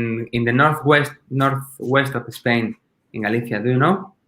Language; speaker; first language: English; non-native, learner; Spanish